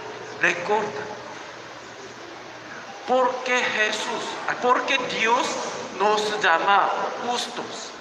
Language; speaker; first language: Spanish; non-native, learner; Korean